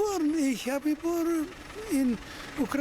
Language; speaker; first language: German; early bilingual, heritage; German